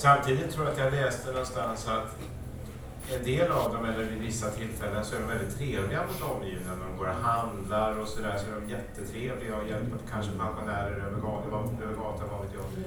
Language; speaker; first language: Swedish; native; Swedish